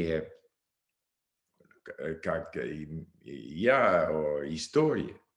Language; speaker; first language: Russian; non-native, learner; English